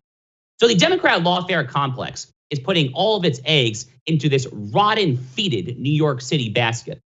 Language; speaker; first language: English; native; English